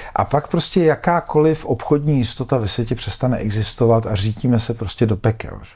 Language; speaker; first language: Czech; native; Czech